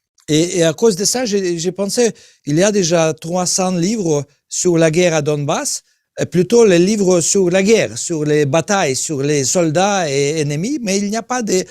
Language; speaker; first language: French; non-native, learner; Russian